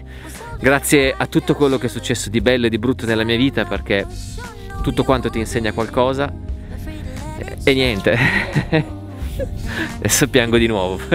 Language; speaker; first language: Italian; native; Italian